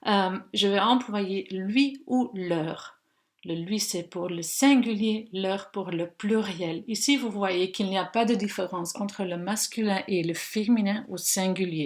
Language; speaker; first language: French; non-native, local second language; Dutch